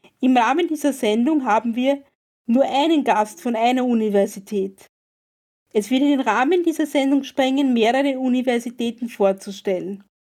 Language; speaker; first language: German; native; German